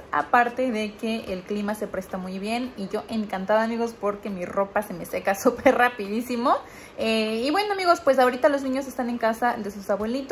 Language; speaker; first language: Spanish; native; Spanish